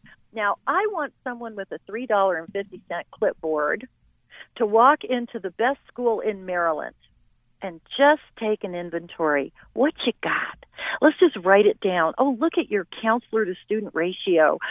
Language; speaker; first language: English; native; English